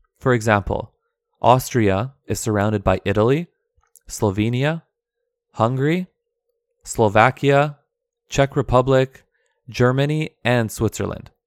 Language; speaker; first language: English; early bilingual, other home language; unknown